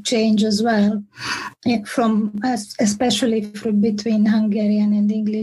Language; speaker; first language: English; non-native, fluent; Hungarian